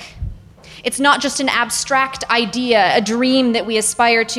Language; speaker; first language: English; native; English